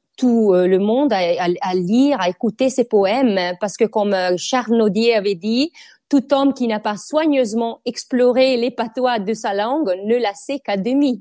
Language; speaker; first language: French; non-native, fluent; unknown